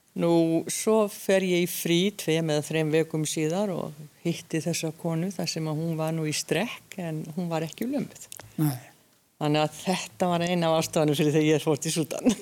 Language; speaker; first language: Icelandic; early bilingual, other home language; Hungarian